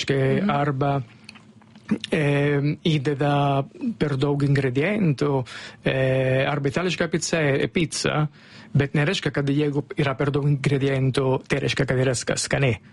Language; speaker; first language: Lithuanian; non-native, learner; Italian